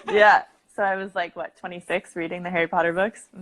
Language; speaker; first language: English; native; English